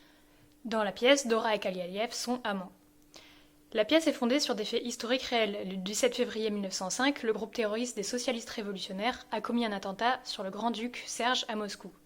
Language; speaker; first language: French; native; French